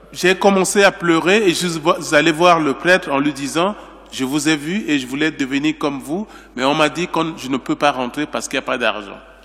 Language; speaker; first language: French; non-native, local second language; Sango